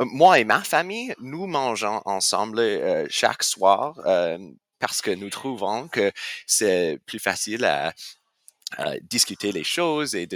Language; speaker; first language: French; non-native, fluent; English